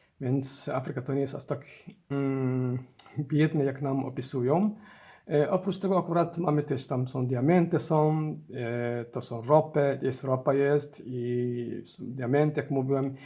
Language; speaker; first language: Polish; non-native, learner; Somali